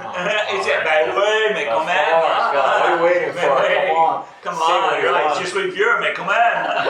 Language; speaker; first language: French; non-native, fluent; English